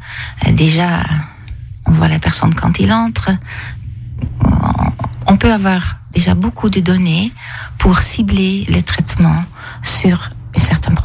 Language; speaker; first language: French; non-native, fluent; Dutch